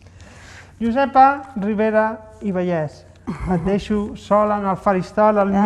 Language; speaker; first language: Catalan; native; Catalan